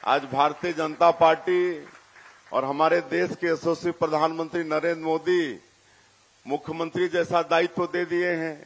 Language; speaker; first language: Hindi; native; Hindi